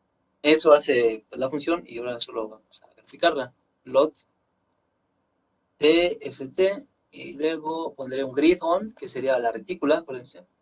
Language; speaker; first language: Spanish; native; Spanish